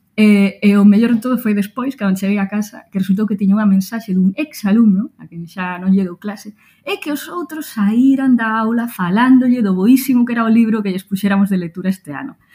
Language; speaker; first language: Galician; non-native, local second language; Spanish